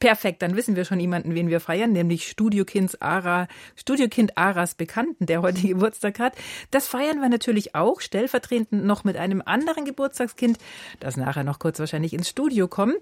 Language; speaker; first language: German; native; German